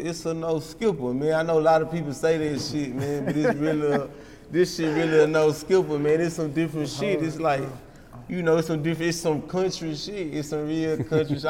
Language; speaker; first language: English; native; English